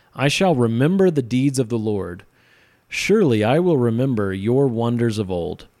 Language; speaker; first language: English; native; English